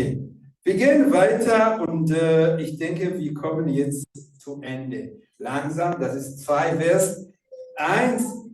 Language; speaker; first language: German; non-native, fluent; Rundi